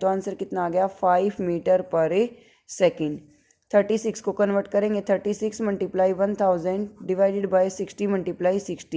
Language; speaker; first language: Hindi; native; Hindi